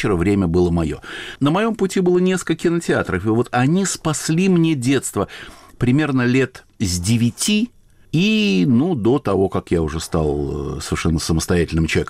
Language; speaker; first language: Russian; native; Russian